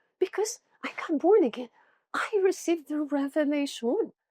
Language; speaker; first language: English; non-native, local second language; Filipino